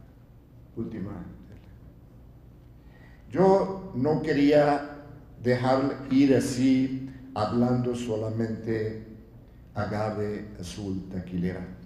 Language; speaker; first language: Spanish; non-native, fluent; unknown